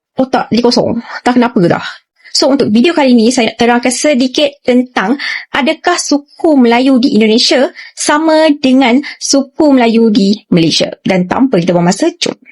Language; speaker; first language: Malay; native; Malay